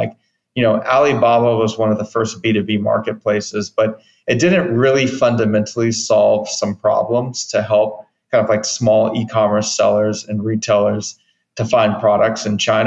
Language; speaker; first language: English; native; English